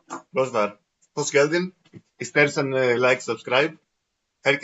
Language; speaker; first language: Turkish; non-native, learner; Greek